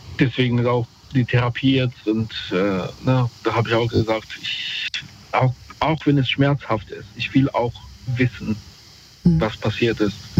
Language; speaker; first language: German; early bilingual, other home language; Romanian